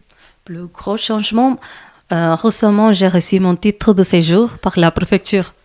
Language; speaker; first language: French; non-native, learner; Malayalam